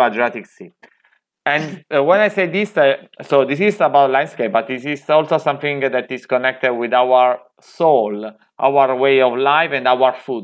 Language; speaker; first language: English; non-native, fluent; Italian